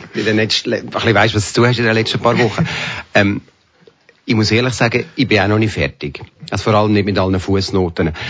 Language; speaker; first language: German; native; German